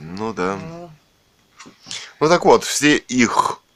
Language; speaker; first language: Russian; native; Russian